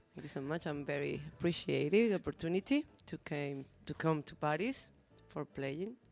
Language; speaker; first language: English; non-native, learner; Spanish